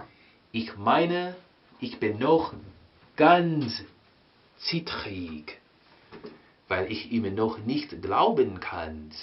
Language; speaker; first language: German; non-native, learner; English